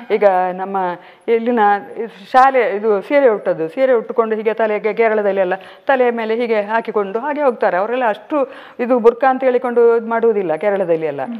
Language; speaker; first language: Kannada; non-native, local second language; Malayalam